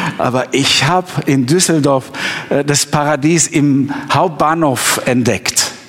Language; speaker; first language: German; non-native, fluent; Albanian